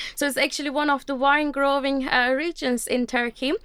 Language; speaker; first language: English; non-native, fluent; Turkish